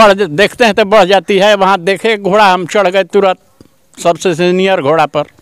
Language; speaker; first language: Hindi; native; Hindi